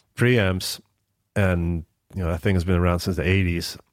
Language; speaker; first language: English; non-native, fluent; Dutch